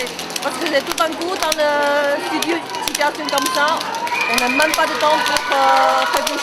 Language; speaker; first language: French; non-native, learner; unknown